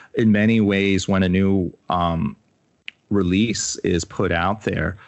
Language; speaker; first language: English; native; English